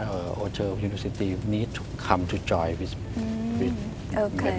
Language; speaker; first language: English; non-native, learner; Thai